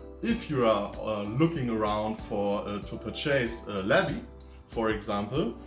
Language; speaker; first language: English; non-native, fluent; German